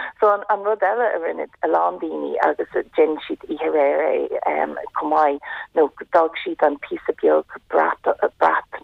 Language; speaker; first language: Irish; non-native, local second language; English